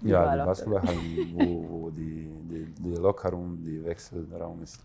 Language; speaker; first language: German; non-native, fluent; Croatian